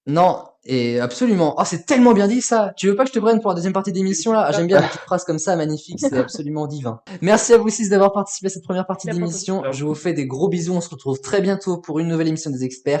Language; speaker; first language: French; native; French